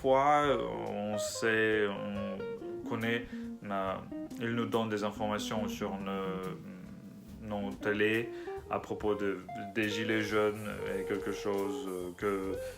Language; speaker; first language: French; non-native, learner; Russian